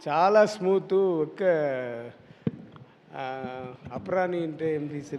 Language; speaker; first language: Telugu; non-native, learner; Tamil